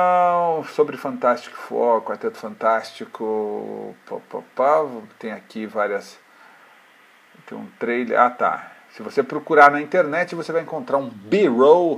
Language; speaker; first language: Portuguese; native; Portuguese